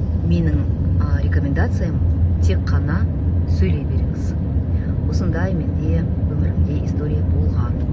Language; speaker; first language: Kazakh; non-native, local second language; Russian